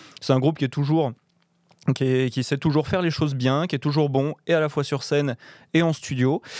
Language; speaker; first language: French; native; French